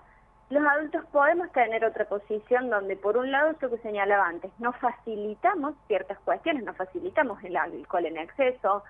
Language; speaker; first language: Spanish; native; Spanish